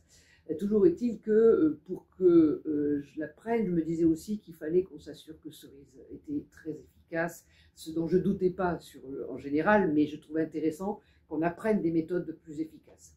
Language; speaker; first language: French; native; French